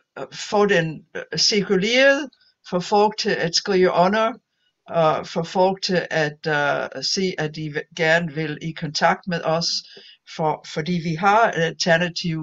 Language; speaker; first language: Danish; non-native, fluent; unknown